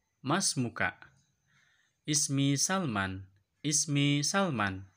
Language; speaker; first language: Arabic; non-native, learner; Indonesian